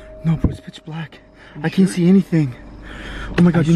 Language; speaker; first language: English; native; English